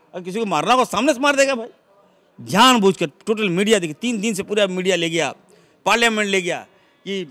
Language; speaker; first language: Hindi; native; Hindi